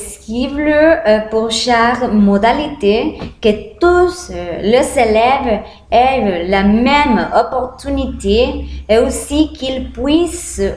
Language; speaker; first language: French; non-native, learner; Spanish